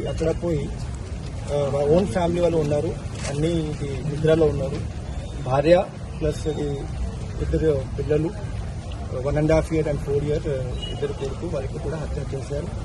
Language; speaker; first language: Telugu; non-native, local second language; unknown